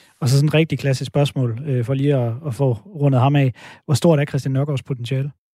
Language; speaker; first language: Danish; native; Danish